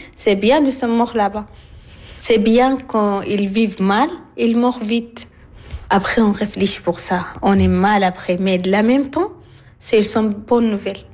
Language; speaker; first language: French; non-native, learner; Arabic